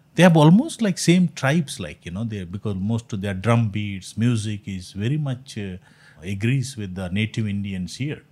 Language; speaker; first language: English; non-native, local second language; Konkani